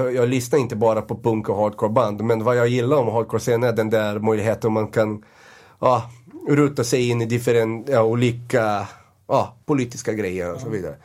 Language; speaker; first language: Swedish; non-native, fluent; Portuguese